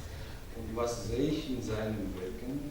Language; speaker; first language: German; non-native, learner; Georgian